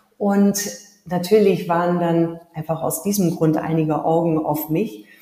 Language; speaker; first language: German; early bilingual, heritage; German